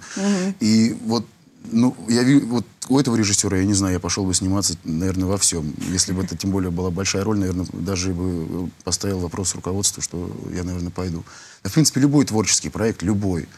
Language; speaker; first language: Russian; native; Russian